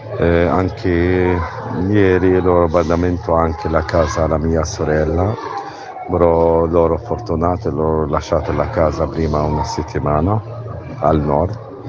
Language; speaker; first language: Italian; non-native, learner; Arabic